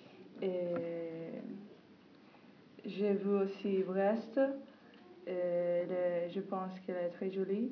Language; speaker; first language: French; non-native, learner; Italian